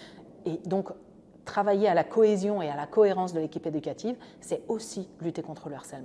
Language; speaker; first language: French; native; French